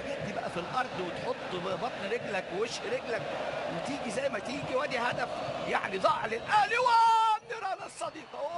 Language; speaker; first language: Arabic; native; Arabic